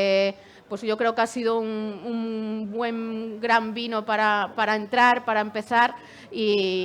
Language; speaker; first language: Spanish; native; Spanish